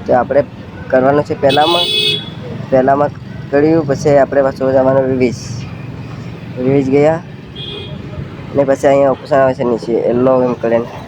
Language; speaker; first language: Gujarati; non-native, local second language; Bhili